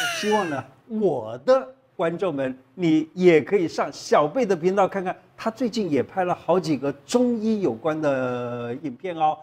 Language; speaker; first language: Chinese; native; Chinese